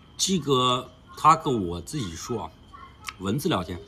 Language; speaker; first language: Chinese; native; Chinese